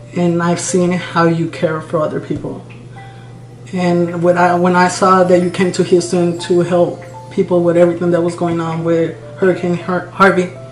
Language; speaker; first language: English; non-native, fluent; Spanish